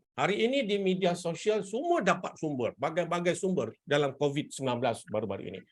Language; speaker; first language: Malay; native; Malay